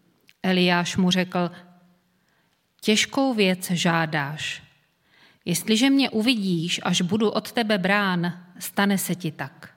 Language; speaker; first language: Czech; native; Czech